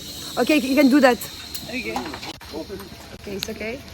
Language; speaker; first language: English; non-native, learner; French